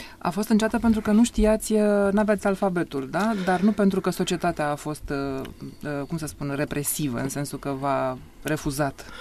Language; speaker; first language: Romanian; native; Romanian